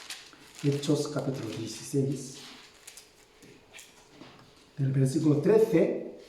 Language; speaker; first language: Spanish; non-native, fluent; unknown